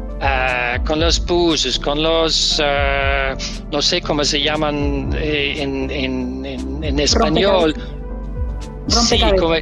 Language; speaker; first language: Spanish; non-native, learner; Danish